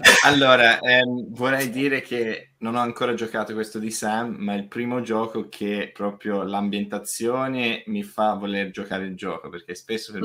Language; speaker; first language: Italian; non-native, fluent; English